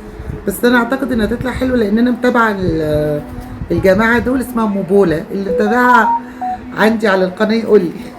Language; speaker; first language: Arabic; native; Arabic